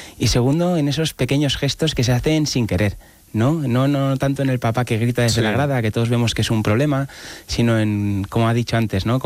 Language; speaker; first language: Spanish; native; Spanish